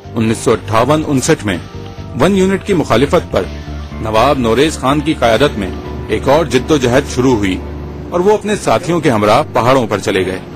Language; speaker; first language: Urdu; native; Urdu